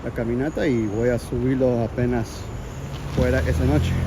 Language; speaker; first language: Spanish; early bilingual, heritage; Spanish